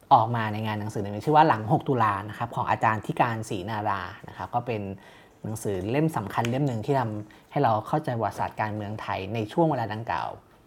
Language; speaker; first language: Thai; native; Thai